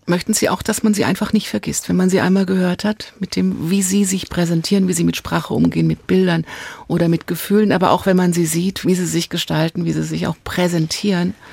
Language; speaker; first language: German; native; German